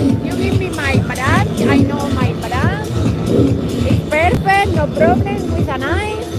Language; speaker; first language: English; non-native, fluent; Spanish